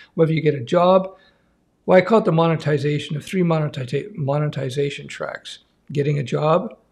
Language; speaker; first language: English; native; English